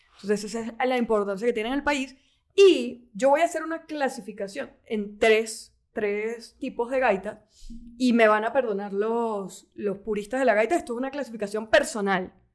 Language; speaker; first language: Spanish; native; Spanish